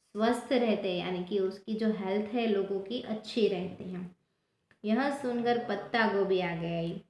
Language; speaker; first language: Hindi; non-native, local second language; Gujarati